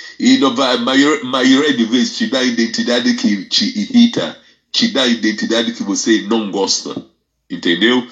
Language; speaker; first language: Portuguese; non-native, fluent; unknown